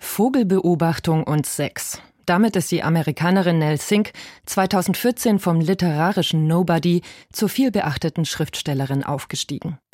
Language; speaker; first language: German; native; German